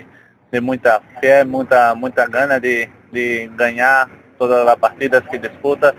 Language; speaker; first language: Spanish; non-native, learner; Portuguese